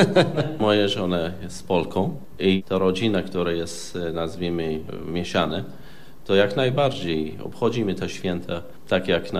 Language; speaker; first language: Polish; non-native, fluent; Arabic